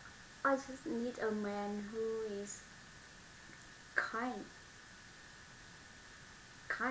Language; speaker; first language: English; non-native, learner; Vietnamese